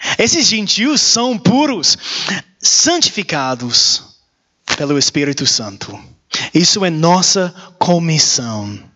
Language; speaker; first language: Portuguese; non-native, learner; English